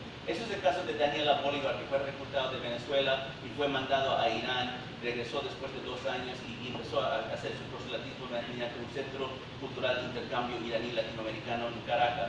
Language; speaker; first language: Spanish; early bilingual, heritage; Spanish